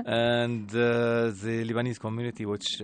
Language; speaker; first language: English; non-native, learner; Arabic